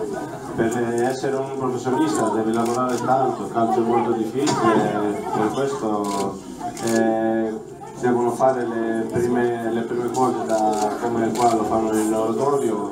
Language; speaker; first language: Italian; non-native, learner; Greek